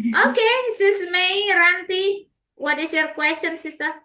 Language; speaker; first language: English; non-native, learner; Indonesian